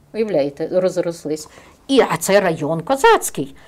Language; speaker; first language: Ukrainian; native; Ukrainian